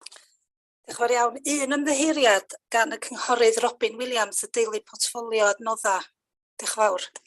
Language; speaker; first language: Welsh; native; Welsh